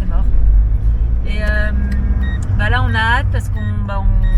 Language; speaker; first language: French; native; French